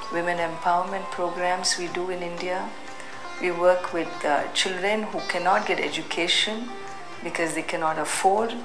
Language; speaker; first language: English; non-native, local second language; Hindi